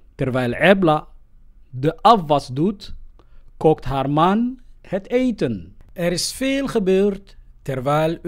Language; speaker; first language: Dutch; non-native, fluent; Somali